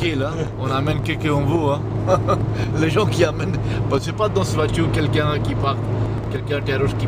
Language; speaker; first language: French; non-native, fluent; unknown